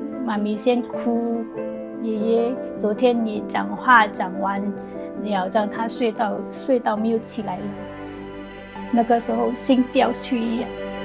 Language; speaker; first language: Chinese; non-native, fluent; Burmese